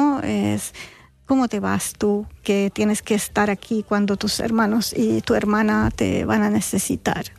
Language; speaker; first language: Spanish; non-native, fluent; Arabic